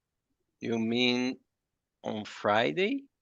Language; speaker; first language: English; non-native, fluent; Portuguese